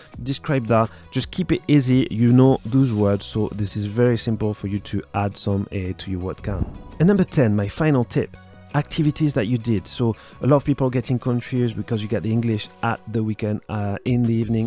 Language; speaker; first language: English; native; English